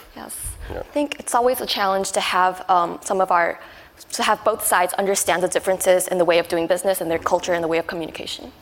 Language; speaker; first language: English; non-native, fluent; Chinese